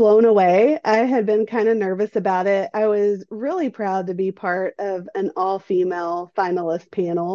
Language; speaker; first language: English; native; English